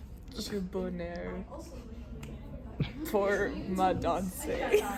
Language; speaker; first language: French; non-native, learner; English